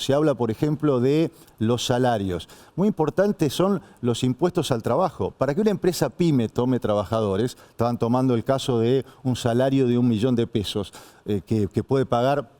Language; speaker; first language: Spanish; native; Spanish